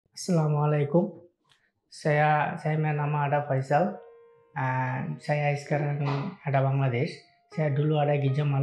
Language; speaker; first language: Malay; non-native, learner; Bangla